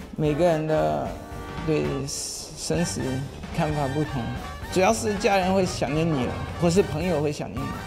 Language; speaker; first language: Chinese; non-native, fluent; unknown